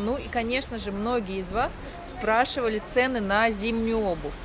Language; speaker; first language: Russian; native; Russian